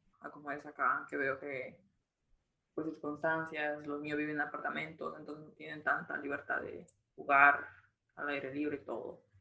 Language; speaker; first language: Spanish; native; Spanish